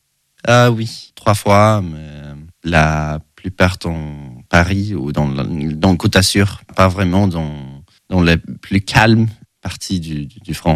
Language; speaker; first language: French; non-native, learner; Swedish